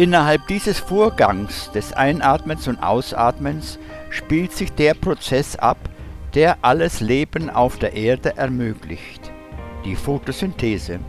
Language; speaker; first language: German; native; German